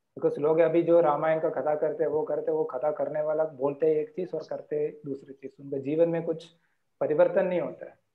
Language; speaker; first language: Hindi; non-native, local second language; Marathi